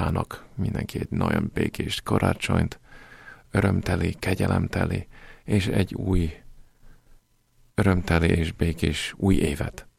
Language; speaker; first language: Hungarian; non-native, fluent; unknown